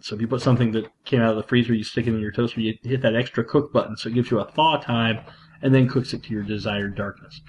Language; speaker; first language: English; native; English